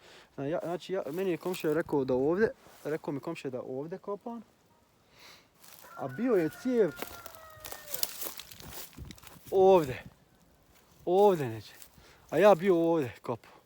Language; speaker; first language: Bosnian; early bilingual, heritage; Croatian